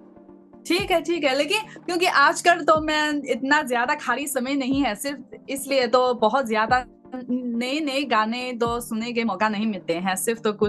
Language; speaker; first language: Hindi; non-native, fluent; Chinese